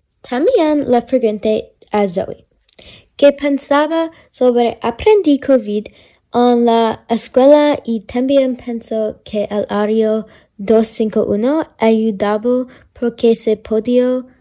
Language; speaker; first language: Spanish; non-native, learner; English